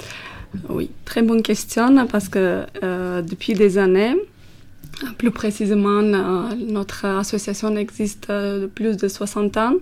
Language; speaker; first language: French; non-native, fluent; Armenian